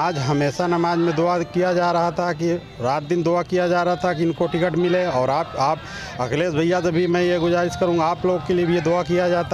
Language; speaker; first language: Hindi; native; Hindi